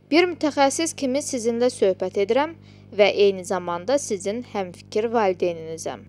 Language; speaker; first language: Azerbaijani; non-native, local second language; Georgian